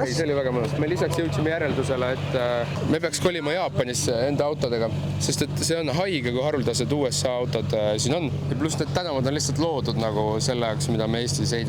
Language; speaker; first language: Estonian; native; Estonian